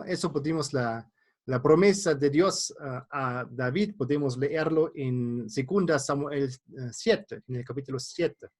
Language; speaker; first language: Spanish; non-native, fluent; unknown